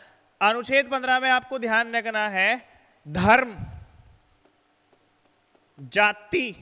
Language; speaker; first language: Hindi; native; Hindi